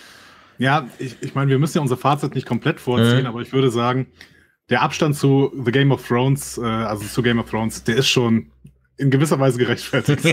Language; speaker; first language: German; native; German